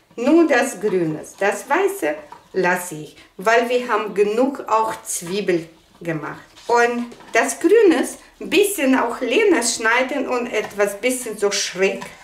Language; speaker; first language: German; non-native, fluent; Russian